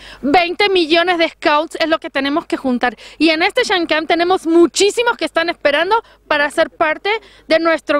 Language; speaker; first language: Spanish; native; Spanish